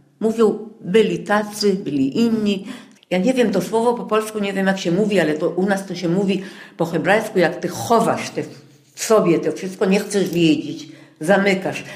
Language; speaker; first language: Polish; native; Polish